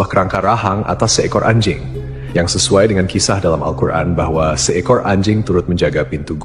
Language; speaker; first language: Indonesian; native; Indonesian